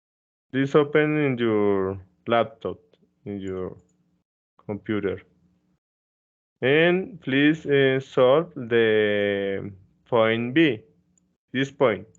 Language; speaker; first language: English; non-native, fluent; Spanish